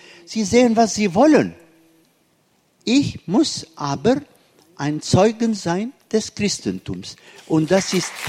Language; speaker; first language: German; non-native, fluent; Arabic